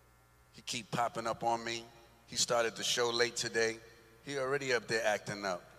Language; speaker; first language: English; native; English